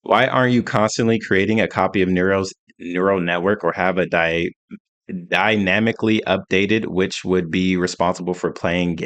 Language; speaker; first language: English; native; English